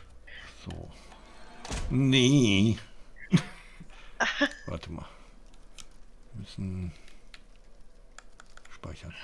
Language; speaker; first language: German; native; German